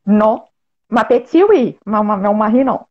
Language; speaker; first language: French; non-native, learner; Portuguese